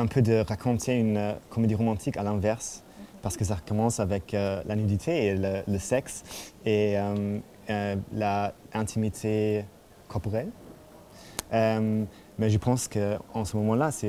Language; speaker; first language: French; non-native, fluent; German